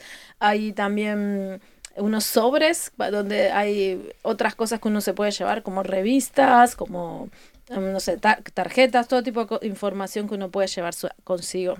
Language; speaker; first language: Spanish; native; Spanish